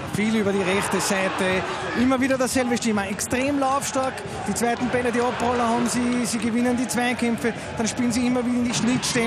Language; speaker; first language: German; native; German